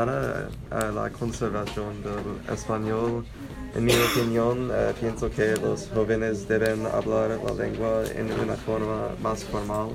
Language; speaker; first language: Spanish; non-native, learner; English